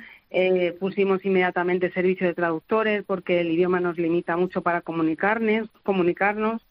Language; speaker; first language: Spanish; native; Spanish